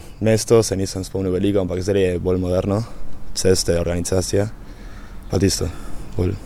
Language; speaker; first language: Slovenian; early bilingual, heritage; Slovenian